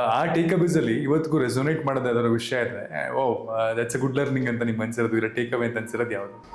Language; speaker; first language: Kannada; native; Kannada